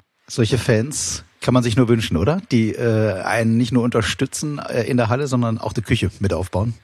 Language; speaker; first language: German; native; German